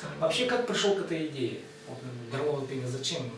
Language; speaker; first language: Russian; native; Russian